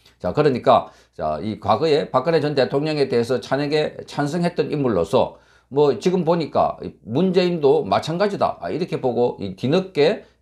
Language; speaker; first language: Korean; native; Korean